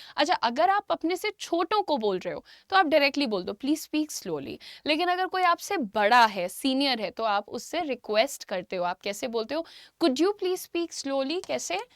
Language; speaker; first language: Hindi; native; Hindi